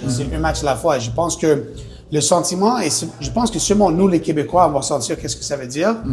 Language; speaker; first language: French; non-native, local second language; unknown